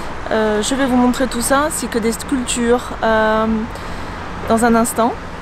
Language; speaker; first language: French; native; French